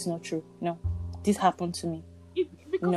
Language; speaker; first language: English; non-native, local second language; Yoruba